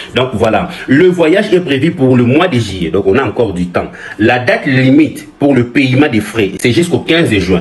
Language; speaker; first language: French; non-native, local second language; Lingala